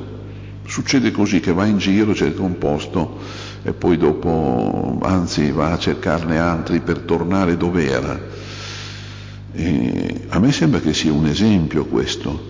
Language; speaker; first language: Italian; native; Italian